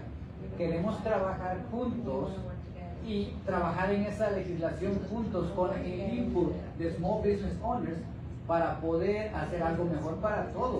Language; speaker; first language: Spanish; native; Spanish